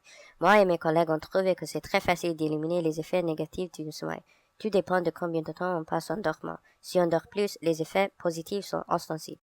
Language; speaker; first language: French; non-native, learner; English